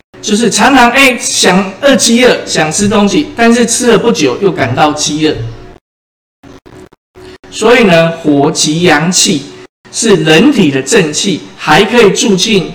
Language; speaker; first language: Chinese; native; Chinese